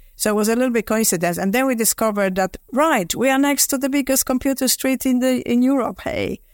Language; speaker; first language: English; non-native, fluent; Polish